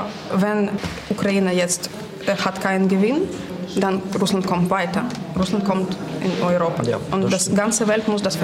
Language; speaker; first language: German; non-native, learner; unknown